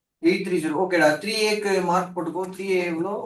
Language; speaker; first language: Tamil; native; Tamil